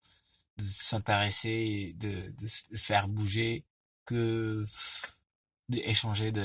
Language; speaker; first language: French; non-native, fluent; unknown